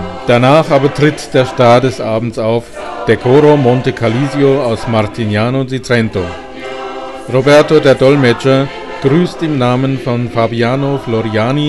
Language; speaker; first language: German; native; German